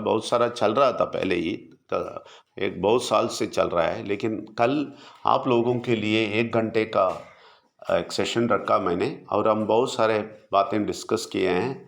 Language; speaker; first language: Hindi; non-native, local second language; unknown